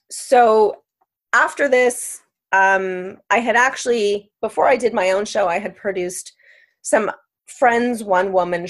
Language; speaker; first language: English; native; English